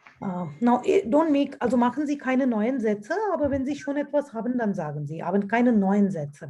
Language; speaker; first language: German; non-native, fluent; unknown